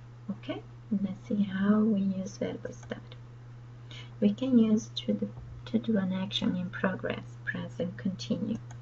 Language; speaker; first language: English; non-native, fluent; Portuguese